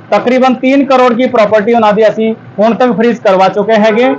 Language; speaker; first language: Hindi; non-native, local second language; Punjabi